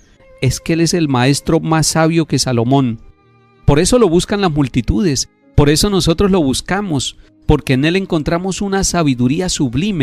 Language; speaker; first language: Spanish; native; Spanish